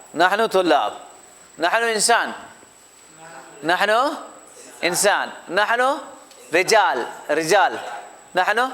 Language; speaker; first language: Arabic; non-native, fluent; Urdu